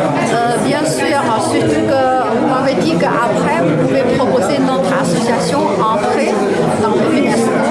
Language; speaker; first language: French; non-native, learner; Chinese